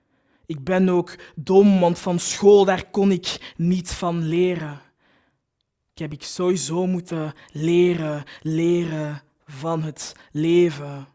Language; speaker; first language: Dutch; early bilingual, other home language; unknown